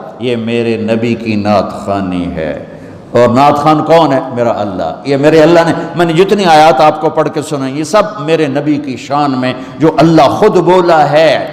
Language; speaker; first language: Urdu; non-native, local second language; Punjabi